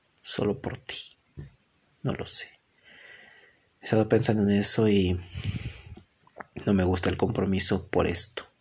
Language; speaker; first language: Spanish; native; Spanish